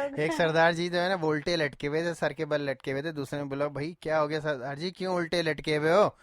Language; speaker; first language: Urdu; native; Urdu